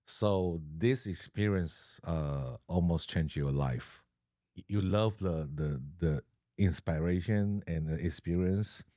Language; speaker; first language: English; non-native, learner; Chinese